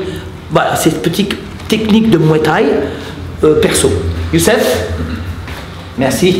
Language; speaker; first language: French; native; French